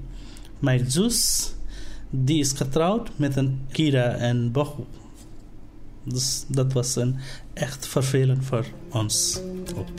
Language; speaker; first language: Dutch; non-native, learner; Nepali